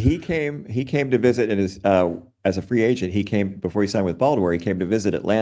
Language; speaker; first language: English; native; English